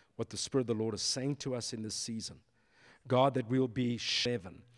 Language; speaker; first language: English; native; English